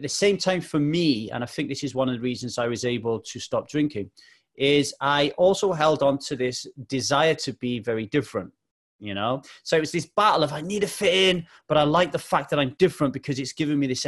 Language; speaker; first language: English; native; English